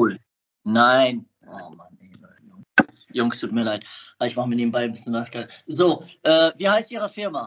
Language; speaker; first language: German; native; German